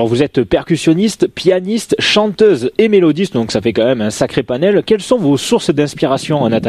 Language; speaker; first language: French; native; French